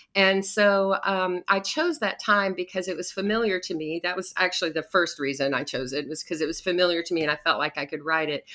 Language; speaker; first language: English; native; English